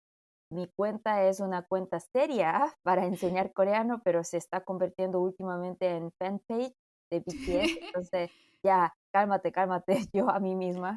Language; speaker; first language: Spanish; non-native, fluent; Korean